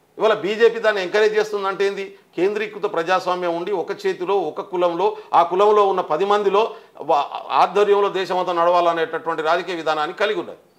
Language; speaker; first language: Telugu; non-native, local second language; Lambadi